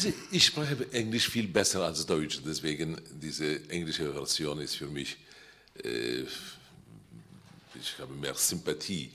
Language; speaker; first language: German; non-native, fluent; Polish